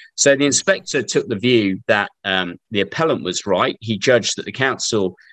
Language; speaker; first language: English; native; English